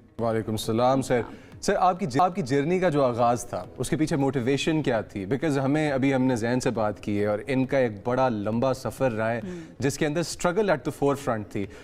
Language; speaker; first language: Urdu; native; Urdu